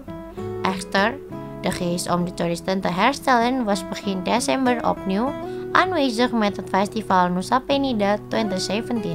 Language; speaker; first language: Dutch; non-native, fluent; Indonesian